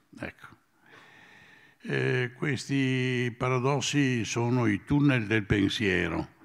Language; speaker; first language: Italian; native; Italian